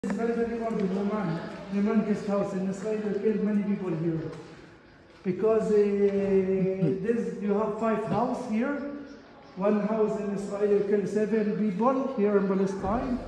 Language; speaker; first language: English; non-native, learner; Arabic